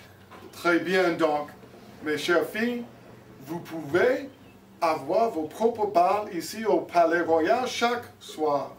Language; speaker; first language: French; non-native, learner; English